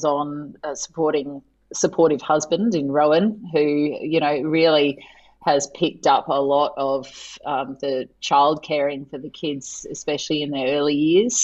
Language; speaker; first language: English; native; English